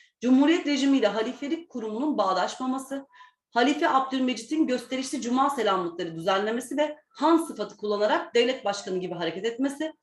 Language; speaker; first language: Turkish; native; Turkish